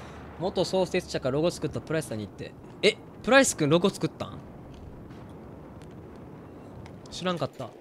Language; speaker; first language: Japanese; native; Japanese